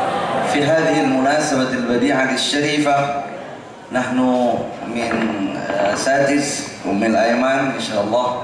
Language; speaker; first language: Arabic; non-native, fluent; Indonesian